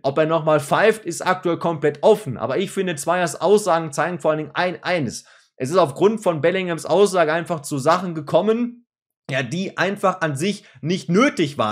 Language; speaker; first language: German; native; German